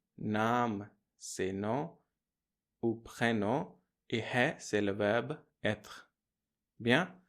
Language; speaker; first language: French; non-native, fluent; Hindi